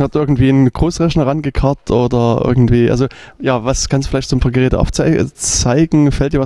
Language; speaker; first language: German; native; German